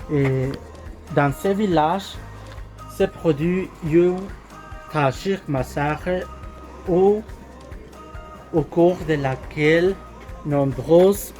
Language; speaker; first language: French; non-native, learner; Spanish